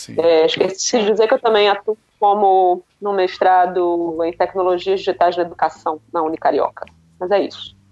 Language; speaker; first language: Portuguese; native; Portuguese